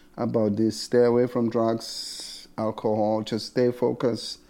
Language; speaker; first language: English; non-native, local second language; Zulu